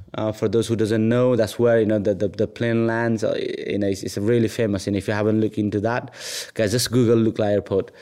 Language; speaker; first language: English; non-native, local second language; Nepali